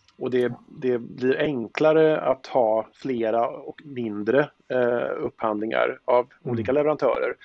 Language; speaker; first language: Swedish; native; Swedish